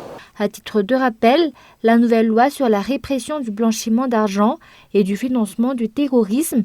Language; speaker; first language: French; non-native, local second language; Malagasy